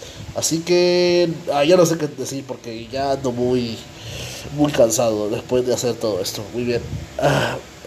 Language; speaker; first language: Spanish; native; Spanish